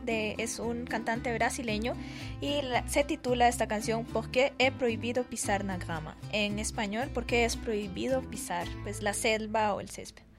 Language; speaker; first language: Spanish; native; Spanish